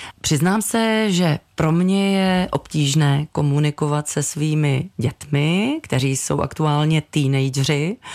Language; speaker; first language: Czech; native; Czech